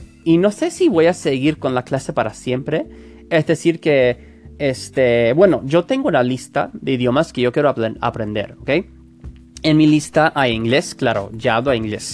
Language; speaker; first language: Spanish; non-native, fluent; English